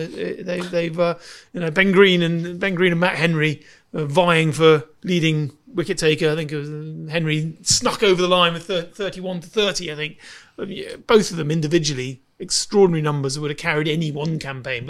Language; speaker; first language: English; native; English